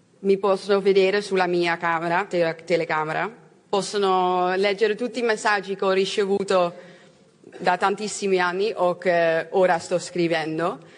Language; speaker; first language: Italian; non-native, learner; Dutch